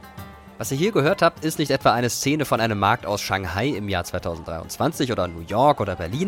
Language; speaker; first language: German; native; German